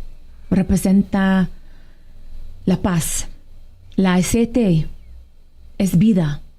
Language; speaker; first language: Spanish; non-native, fluent; Arabic